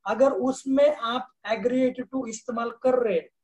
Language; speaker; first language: Hindi; non-native, local second language; Marathi